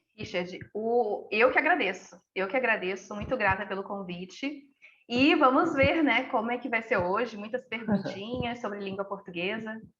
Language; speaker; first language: Portuguese; native; Portuguese